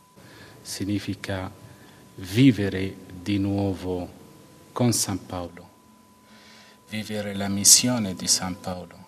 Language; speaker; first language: Italian; non-native, fluent; Arabic